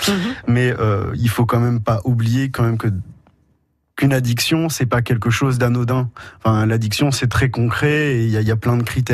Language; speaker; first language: French; native; French